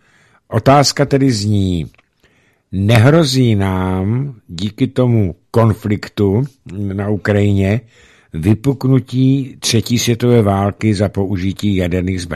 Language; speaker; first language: Czech; native; Czech